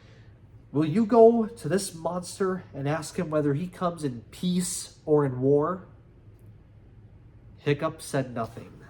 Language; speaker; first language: English; native; English